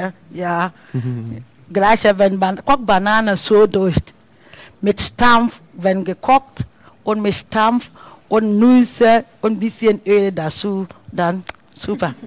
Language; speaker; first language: German; non-native, learner; Akan